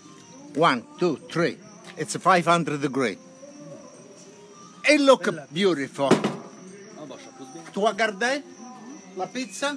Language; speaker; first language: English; non-native, learner; Italian